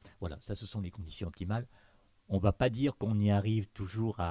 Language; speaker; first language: French; native; French